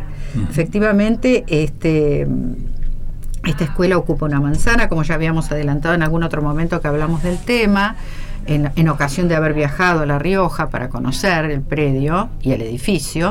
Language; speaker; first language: Spanish; native; Spanish